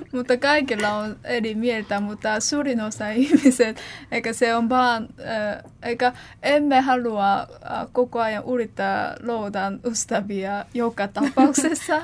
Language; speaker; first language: Finnish; non-native, learner; Korean